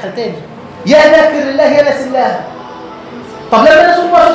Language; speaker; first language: Arabic; native; Arabic